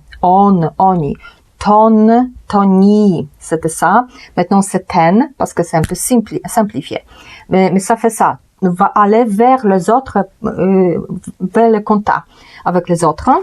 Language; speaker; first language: French; non-native, fluent; Polish